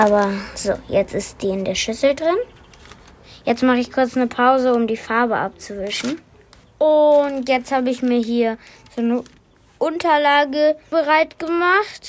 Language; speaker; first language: German; native; German